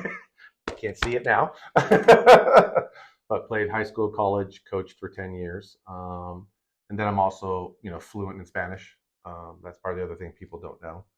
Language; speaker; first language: English; native; English